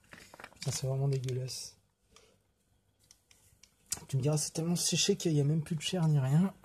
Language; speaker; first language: French; native; French